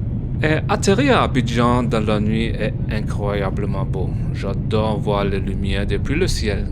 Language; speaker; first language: French; early bilingual, heritage; French